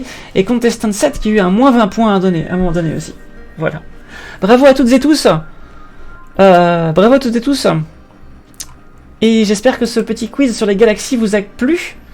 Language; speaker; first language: French; native; French